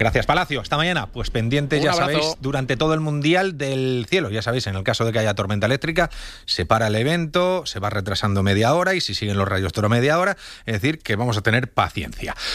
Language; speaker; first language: Spanish; native; Spanish